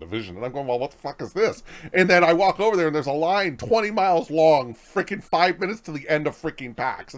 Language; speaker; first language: English; native; English